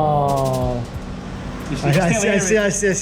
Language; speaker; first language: English; non-native, learner; Russian